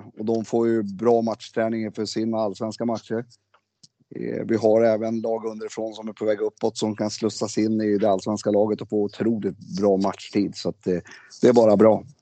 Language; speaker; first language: Swedish; native; Swedish